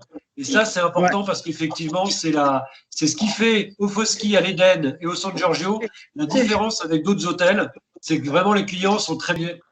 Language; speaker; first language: French; native; French